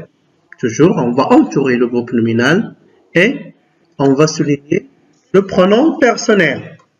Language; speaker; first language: French; non-native, local second language; Arabic